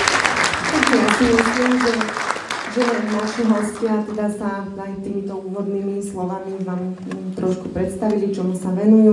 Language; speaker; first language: Slovak; native; Slovak